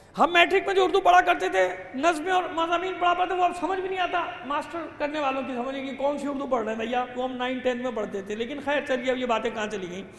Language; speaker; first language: Urdu; native; Urdu